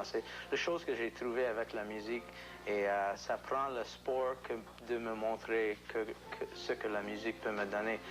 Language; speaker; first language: French; non-native, local second language; English